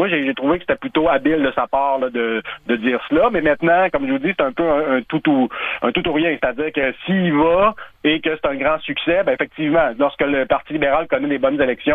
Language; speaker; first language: French; native; French